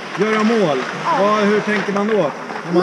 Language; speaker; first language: Swedish; native; Swedish